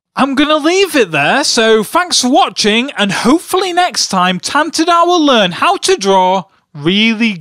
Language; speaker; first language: English; native; English